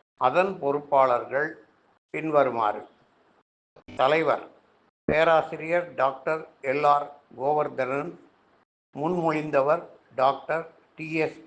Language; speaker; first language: Tamil; non-native, local second language; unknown